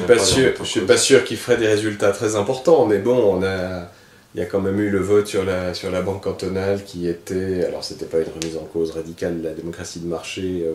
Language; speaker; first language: French; native; French